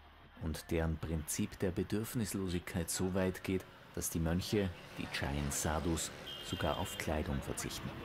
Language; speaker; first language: German; native; German